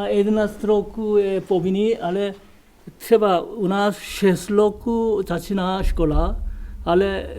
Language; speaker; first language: Czech; non-native, learner; Korean